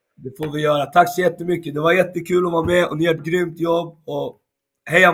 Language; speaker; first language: Swedish; early bilingual, other home language; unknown